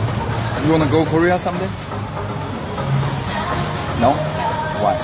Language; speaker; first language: English; non-native, learner; Korean